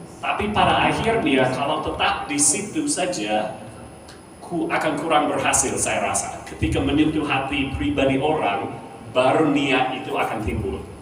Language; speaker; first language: Indonesian; non-native, fluent; English